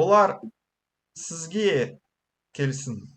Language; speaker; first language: Kazakh; non-native, learner; Russian